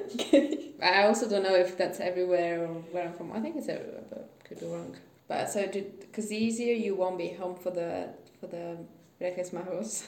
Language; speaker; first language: English; non-native, fluent; Italian